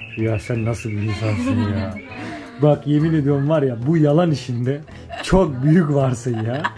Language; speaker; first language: Turkish; native; Turkish